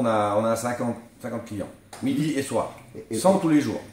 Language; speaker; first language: French; native; French